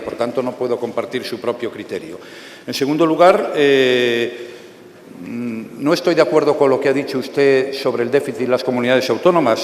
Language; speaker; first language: Spanish; native; Spanish